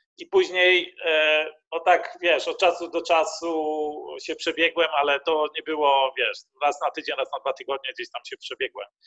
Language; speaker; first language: Polish; early bilingual, heritage; Polish